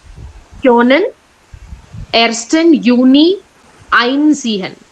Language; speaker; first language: German; non-native, learner; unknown